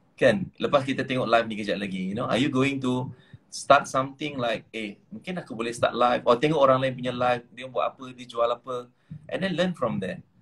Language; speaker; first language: English; non-native, local second language; Malay